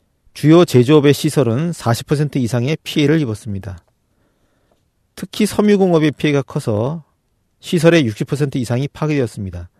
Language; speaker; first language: Korean; native; Korean